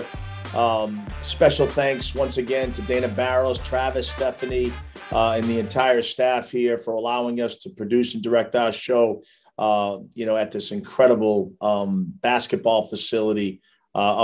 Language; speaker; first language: English; native; English